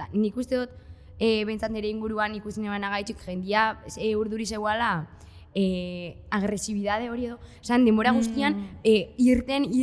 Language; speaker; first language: Basque; native; Basque